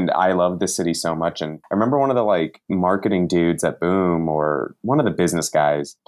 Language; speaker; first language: English; native; English